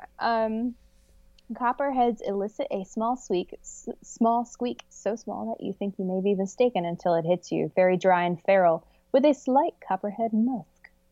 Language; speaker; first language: English; native; English